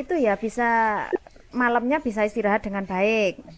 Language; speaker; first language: Indonesian; native; Indonesian